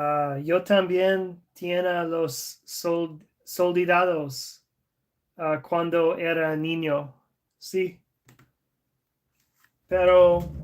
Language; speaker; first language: Spanish; non-native, learner; English